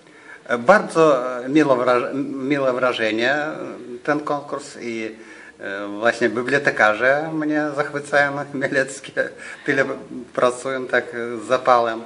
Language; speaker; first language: Polish; non-native, fluent; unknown